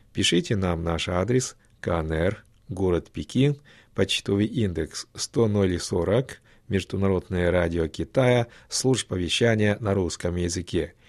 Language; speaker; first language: Russian; non-native, fluent; Chinese